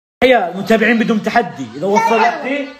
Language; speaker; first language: Arabic; native; Arabic